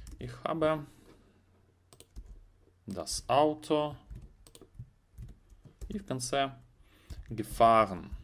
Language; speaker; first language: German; non-native, fluent; Russian